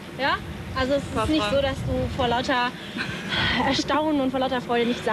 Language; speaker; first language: German; native; German